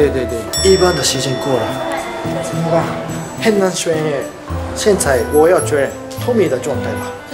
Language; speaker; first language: Chinese; non-native, learner; Japanese